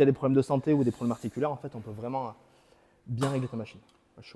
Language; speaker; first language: French; native; French